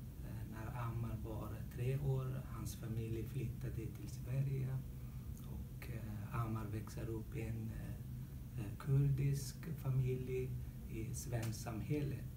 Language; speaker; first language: Swedish; non-native, learner; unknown